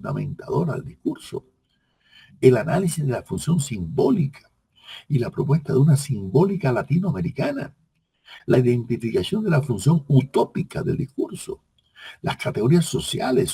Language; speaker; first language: Spanish; native; Spanish